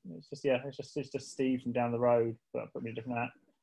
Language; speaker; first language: English; native; English